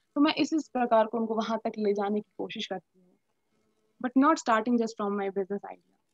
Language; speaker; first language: Hindi; native; Hindi